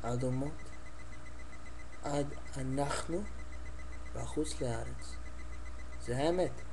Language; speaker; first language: Hebrew; non-native, learner; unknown